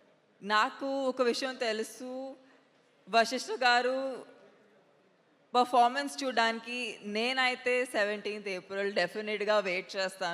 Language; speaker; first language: Telugu; non-native, fluent; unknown